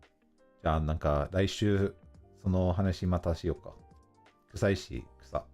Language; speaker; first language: Japanese; non-native, learner; English